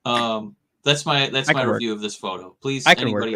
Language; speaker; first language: English; native; English